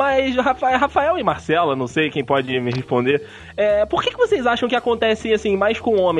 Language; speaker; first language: Portuguese; native; Portuguese